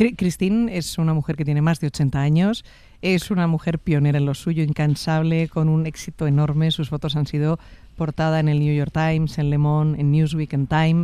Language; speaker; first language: Spanish; native; Spanish